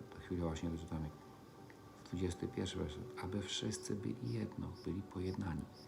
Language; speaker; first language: Polish; early bilingual, heritage; Polish